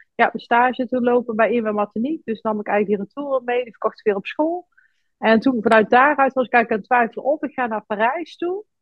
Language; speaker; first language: Dutch; native; Dutch